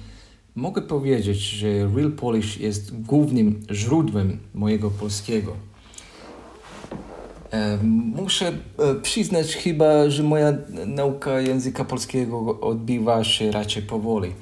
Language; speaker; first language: Polish; non-native, learner; Croatian